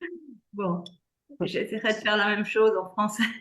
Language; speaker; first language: French; non-native, fluent; Spanish